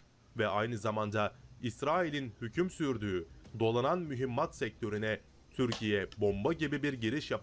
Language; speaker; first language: Turkish; native; Turkish